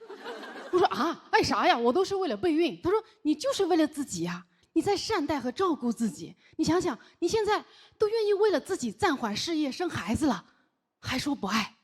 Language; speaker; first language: Chinese; native; Chinese